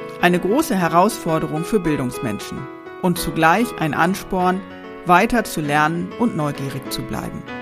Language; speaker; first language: German; native; German